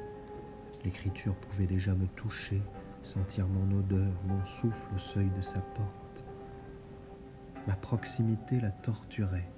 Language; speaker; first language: French; native; French